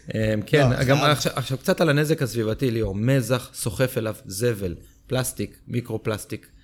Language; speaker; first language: Hebrew; native; Hebrew